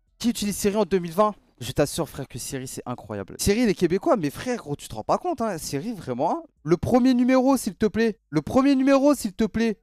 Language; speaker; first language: French; native; French